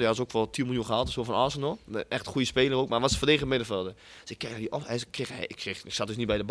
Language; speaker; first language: Dutch; native; Dutch